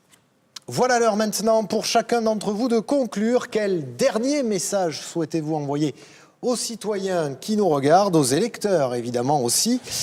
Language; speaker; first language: French; native; French